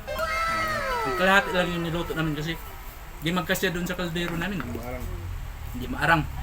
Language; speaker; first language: Filipino; non-native, local second language; Cebuano